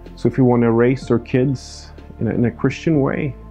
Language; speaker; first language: English; non-native, fluent; Swedish